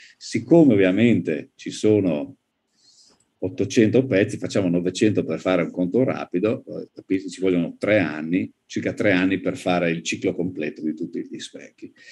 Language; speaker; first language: Italian; native; Italian